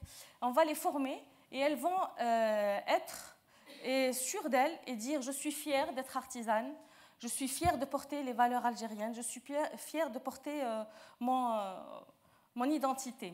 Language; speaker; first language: French; non-native, local second language; Arabic